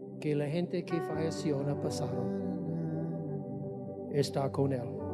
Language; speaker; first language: Spanish; non-native, fluent; English